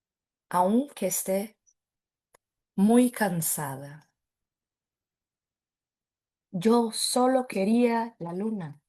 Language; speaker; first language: Spanish; non-native, fluent; Portuguese